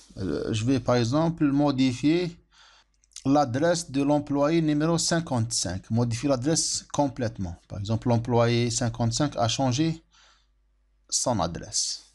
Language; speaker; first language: French; non-native, local second language; Arabic